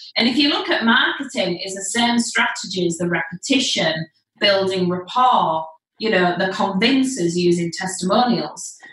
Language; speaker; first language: English; native; English